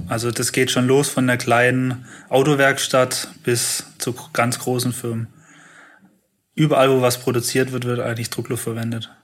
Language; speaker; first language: German; native; German